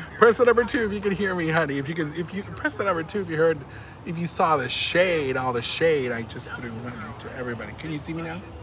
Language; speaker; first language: English; early bilingual, other home language; Spanish